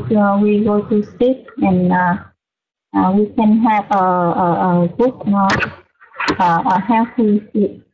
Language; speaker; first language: English; non-native, learner; Vietnamese